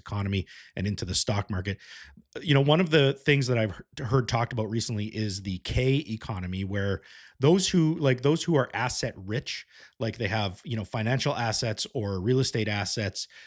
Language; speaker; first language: English; native; English